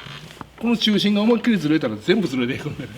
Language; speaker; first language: Japanese; native; Japanese